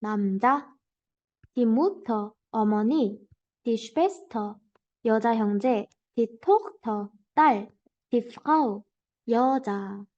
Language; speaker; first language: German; non-native, fluent; Korean